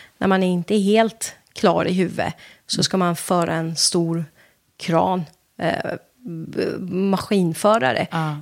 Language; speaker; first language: Swedish; non-native, fluent; Persian